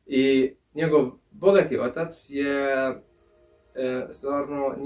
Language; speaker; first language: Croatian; early bilingual, heritage; English